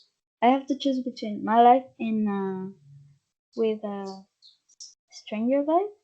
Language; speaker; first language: English; non-native, fluent; Spanish